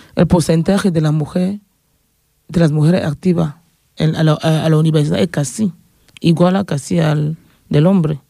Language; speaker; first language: Spanish; non-native, fluent; French